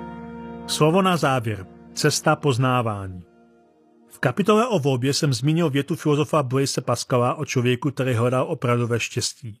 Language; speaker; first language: Czech; native; Czech